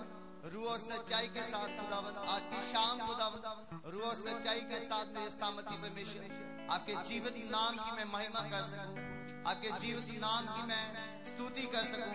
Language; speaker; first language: Hindi; non-native, local second language; Punjabi